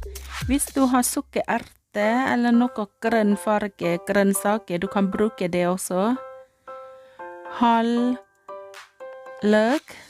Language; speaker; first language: Norwegian; non-native, learner; Thai